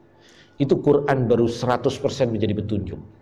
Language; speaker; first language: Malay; non-native, local second language; Javanese